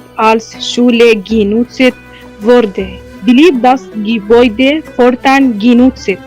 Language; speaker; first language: German; non-native, learner; Arabic